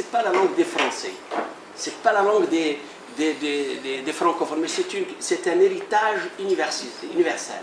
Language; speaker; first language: French; non-native, local second language; Arabic